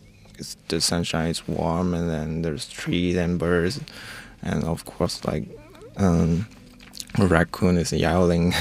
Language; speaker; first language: English; non-native, learner; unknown